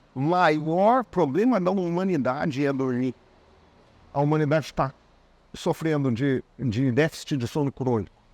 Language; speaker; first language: Portuguese; non-native, fluent; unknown